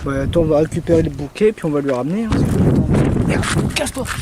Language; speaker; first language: French; native; French